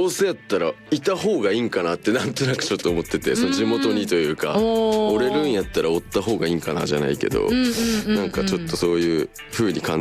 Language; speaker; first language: Japanese; native; Japanese